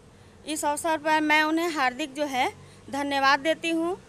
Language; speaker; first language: Hindi; native; Hindi